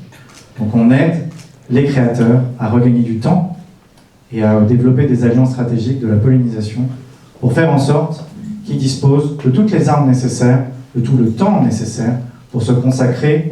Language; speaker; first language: French; native; French